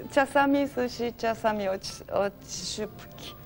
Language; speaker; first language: Polish; non-native, learner; Japanese